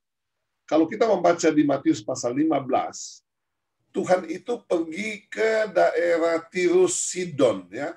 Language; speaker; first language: Indonesian; native; Indonesian